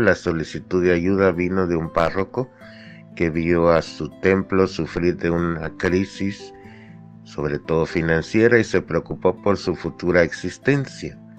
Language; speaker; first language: Spanish; native; Spanish